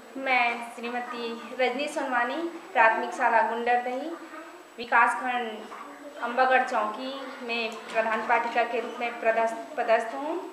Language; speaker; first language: Hindi; native; Hindi